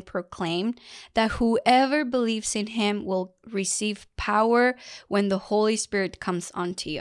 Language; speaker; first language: English; non-native, fluent; Spanish